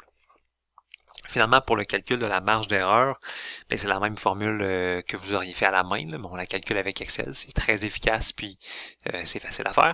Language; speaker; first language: French; native; French